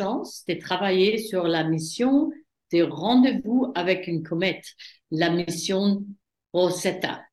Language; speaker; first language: French; non-native, fluent; German